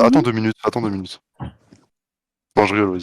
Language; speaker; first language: French; native; French